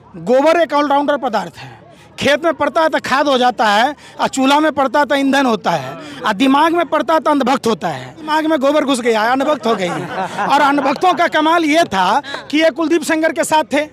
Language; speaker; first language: Hindi; native; Hindi